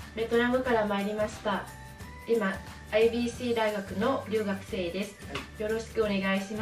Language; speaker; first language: Japanese; non-native, learner; Vietnamese